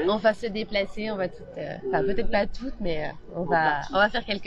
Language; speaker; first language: French; native; French